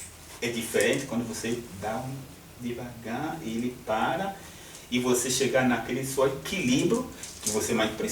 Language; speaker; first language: Portuguese; non-native, fluent; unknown